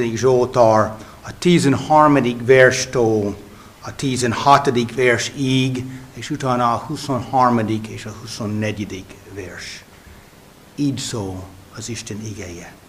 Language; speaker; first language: Hungarian; non-native, fluent; English